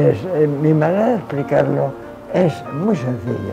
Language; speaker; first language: Spanish; native; Spanish